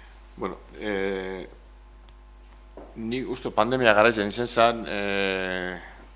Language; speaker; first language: Basque; native; Basque